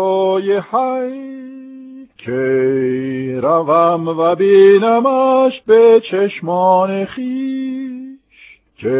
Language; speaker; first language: Persian; non-native, fluent; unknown